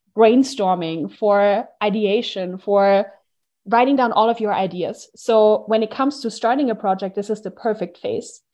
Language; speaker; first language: English; non-native, fluent; German